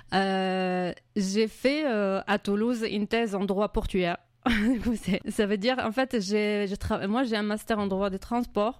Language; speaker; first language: French; non-native, fluent; Arabic